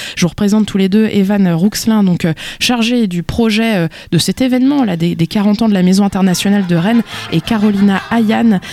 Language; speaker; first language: French; native; French